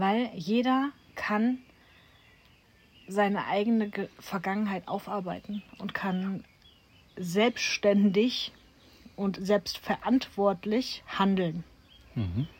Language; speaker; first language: German; native; German